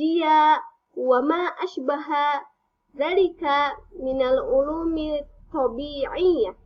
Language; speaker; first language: Arabic; non-native, fluent; Indonesian